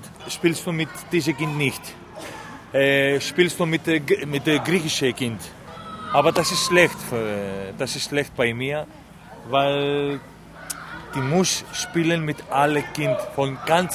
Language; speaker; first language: German; non-native, learner; Greek